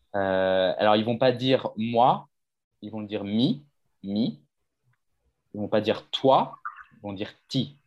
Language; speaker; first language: French; native; French